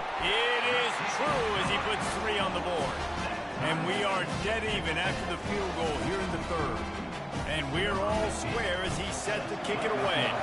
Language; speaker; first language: English; native; English